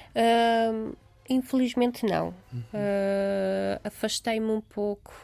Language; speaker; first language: Portuguese; non-native, fluent; Romanian